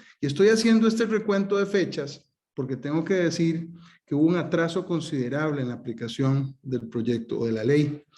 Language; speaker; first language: Spanish; native; Spanish